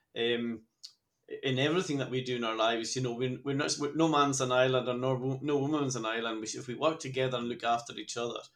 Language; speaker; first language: English; native; English